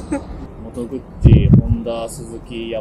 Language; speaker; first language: Japanese; native; Japanese